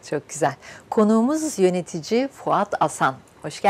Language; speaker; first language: Turkish; native; Turkish